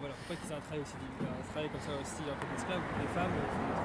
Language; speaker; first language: French; native; French